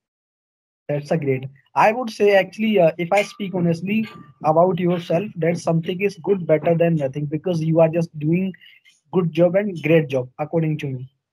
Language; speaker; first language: English; non-native, learner; Hindi